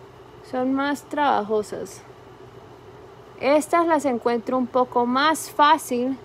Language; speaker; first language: Spanish; early bilingual, heritage; Spanish